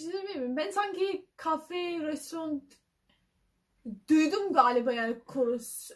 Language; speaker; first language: Turkish; non-native, learner; English